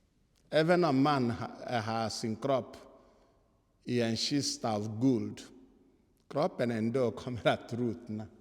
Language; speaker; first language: Swedish; non-native, fluent; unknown